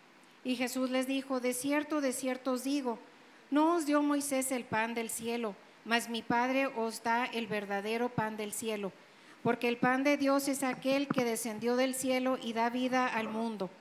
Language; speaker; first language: Spanish; native; Spanish